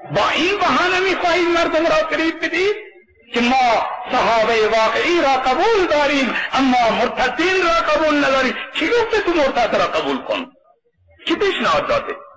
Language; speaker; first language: Persian; non-native, local second language; Baluchi